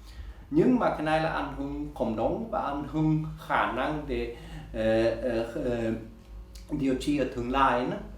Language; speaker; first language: Vietnamese; non-native, learner; Swedish